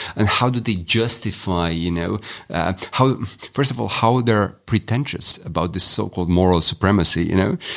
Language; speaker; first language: English; non-native, fluent; Romanian